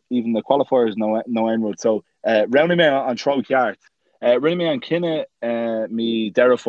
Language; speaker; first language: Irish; non-native, local second language; English